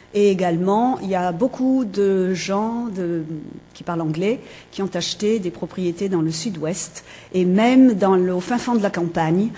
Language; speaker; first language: French; native; French